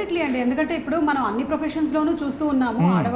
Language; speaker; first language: Telugu; native; Telugu